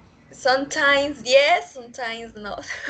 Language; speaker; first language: English; non-native, learner; Spanish